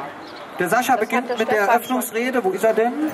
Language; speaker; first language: German; native; German